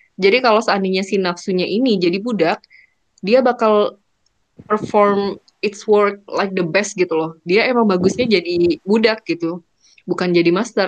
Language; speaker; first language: Indonesian; native; Indonesian